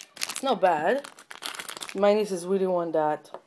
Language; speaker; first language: English; non-native, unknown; Hebrew